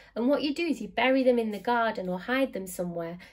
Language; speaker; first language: English; native; English